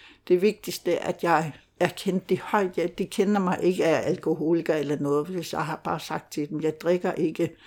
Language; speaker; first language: Danish; non-native, local second language; Kalaallisut